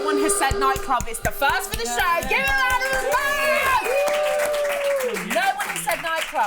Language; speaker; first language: English; native; English